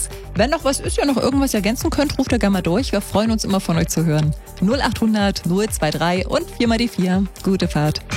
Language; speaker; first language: German; native; German